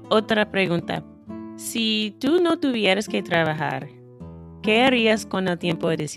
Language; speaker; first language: Spanish; non-native, fluent; English